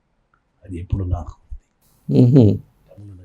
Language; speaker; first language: Telugu; non-native, local second language; Tamil